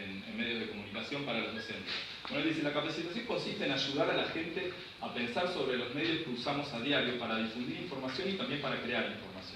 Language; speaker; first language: Spanish; native; Spanish